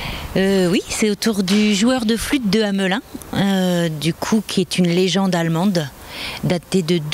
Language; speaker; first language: French; native; French